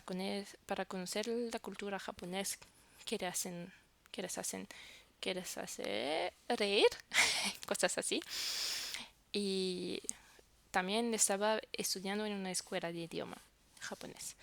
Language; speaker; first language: Spanish; non-native, fluent; French